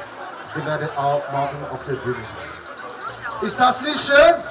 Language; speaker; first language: German; non-native, learner; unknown